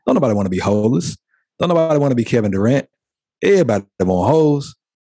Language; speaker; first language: English; native; English